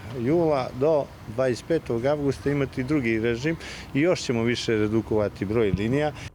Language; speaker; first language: Bosnian; native; Bosnian